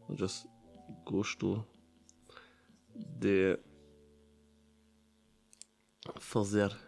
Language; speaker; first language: Portuguese; non-native, learner; Italian